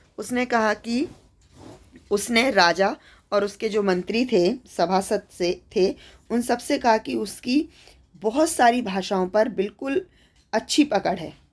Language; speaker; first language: Hindi; native; Hindi